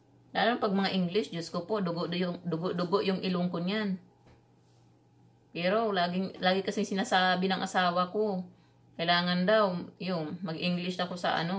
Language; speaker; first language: Filipino; non-native, local second language; Cebuano